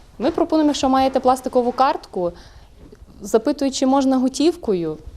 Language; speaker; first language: Ukrainian; native; Ukrainian